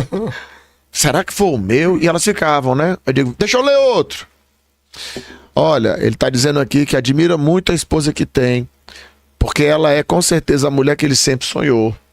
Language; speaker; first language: Portuguese; native; Portuguese